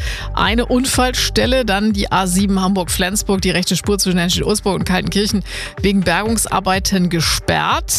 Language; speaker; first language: German; native; German